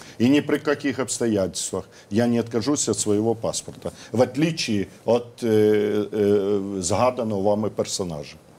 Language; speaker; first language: Russian; non-native, local second language; Ukrainian